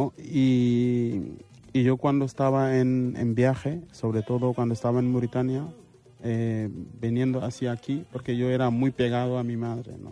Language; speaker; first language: Spanish; non-native, fluent; Mandingo